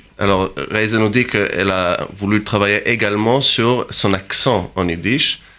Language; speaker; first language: French; non-native, fluent; Hebrew